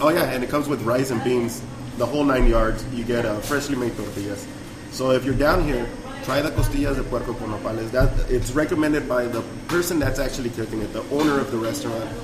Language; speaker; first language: English; early bilingual, other home language; Spanish